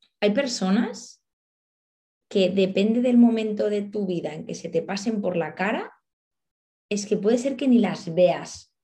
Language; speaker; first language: Spanish; native; Spanish